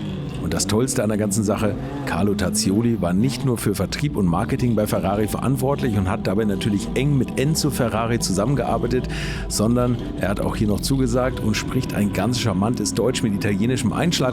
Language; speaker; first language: German; native; German